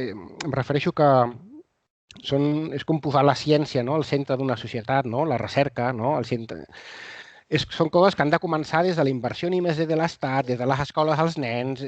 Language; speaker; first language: Catalan; non-native, local second language; Spanish